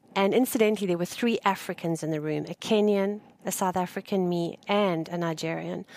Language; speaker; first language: English; native; English